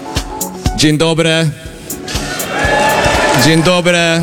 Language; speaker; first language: Polish; non-native, learner; Hungarian